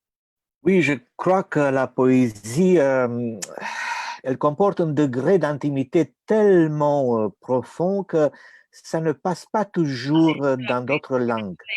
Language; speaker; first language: French; non-native, fluent; Romanian